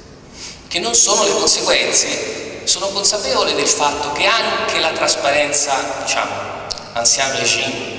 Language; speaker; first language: Italian; native; Italian